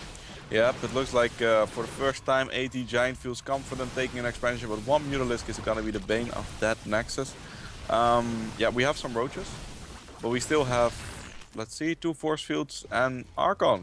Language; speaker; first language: English; non-native, fluent; Dutch